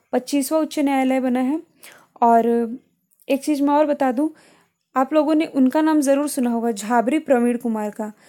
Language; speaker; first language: Hindi; native; Hindi